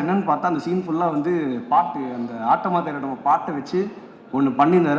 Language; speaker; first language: Tamil; native; Tamil